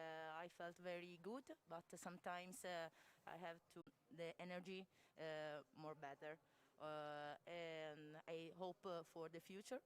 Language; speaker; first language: English; non-native, learner; Italian